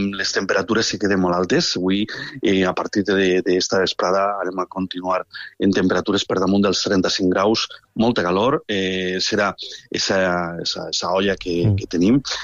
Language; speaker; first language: Catalan; native; Catalan